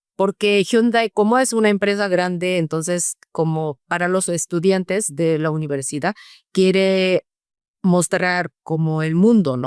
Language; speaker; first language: Spanish; non-native, fluent; Korean